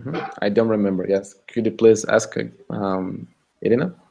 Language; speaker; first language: English; non-native, fluent; Russian